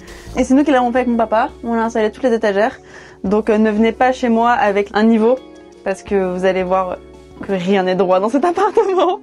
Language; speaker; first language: French; native; French